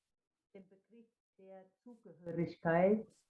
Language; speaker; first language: German; non-native, fluent; Spanish